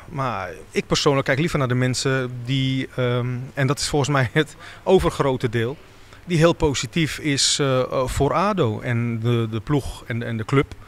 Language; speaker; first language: Dutch; native; Dutch